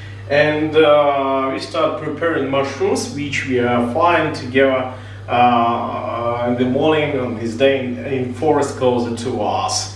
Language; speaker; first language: English; non-native, learner; Ukrainian